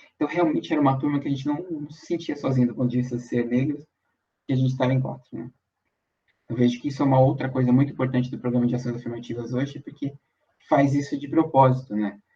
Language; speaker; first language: Portuguese; native; Portuguese